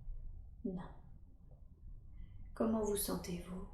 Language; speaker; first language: French; native; French